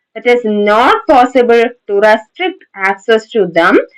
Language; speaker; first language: English; non-native, local second language; Malayalam